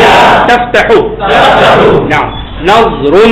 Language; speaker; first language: Arabic; non-native, fluent; Bangla